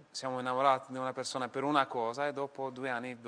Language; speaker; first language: Italian; non-native, fluent; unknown